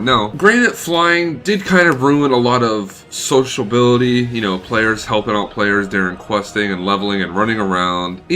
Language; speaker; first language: English; native; English